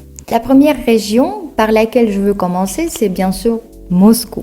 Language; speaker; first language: French; non-native, fluent; Russian